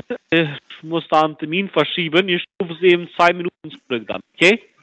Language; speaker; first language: German; non-native, fluent; Albanian